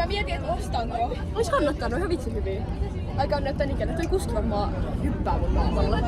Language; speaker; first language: Finnish; native; Finnish